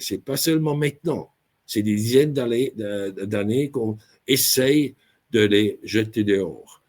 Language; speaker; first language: French; non-native, local second language; German